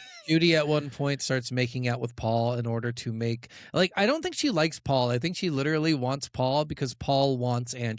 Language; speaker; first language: English; native; English